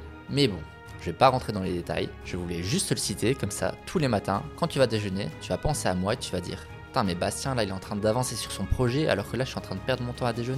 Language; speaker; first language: French; native; French